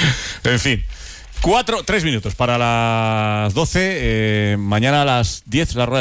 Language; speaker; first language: Spanish; native; Spanish